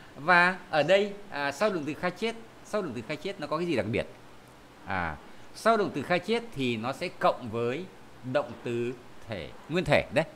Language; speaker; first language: Vietnamese; native; Vietnamese